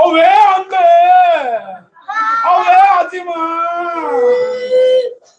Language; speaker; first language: Korean; non-native, learner; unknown